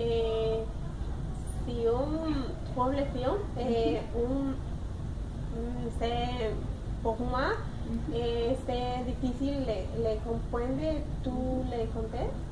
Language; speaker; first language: French; non-native, learner; Spanish